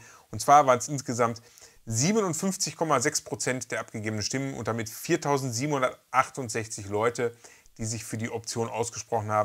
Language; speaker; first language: German; native; German